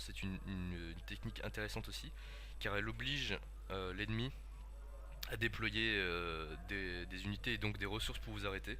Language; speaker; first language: French; native; French